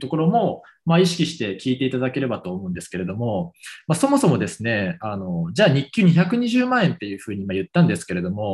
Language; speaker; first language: Japanese; native; Japanese